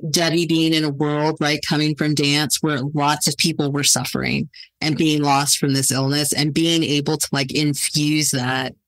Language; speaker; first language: English; native; English